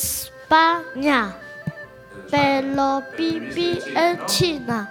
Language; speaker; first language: Spanish; non-native, learner; Chinese